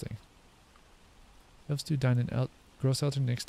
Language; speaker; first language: German; non-native, learner; English